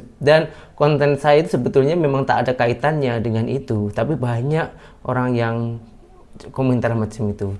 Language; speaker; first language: Indonesian; native; Indonesian